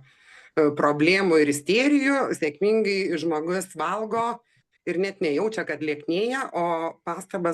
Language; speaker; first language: Lithuanian; native; Lithuanian